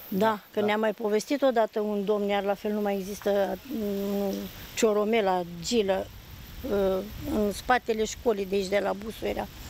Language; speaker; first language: Romanian; native; Romanian